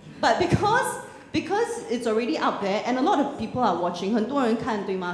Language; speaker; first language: English; non-native, local second language; Chinese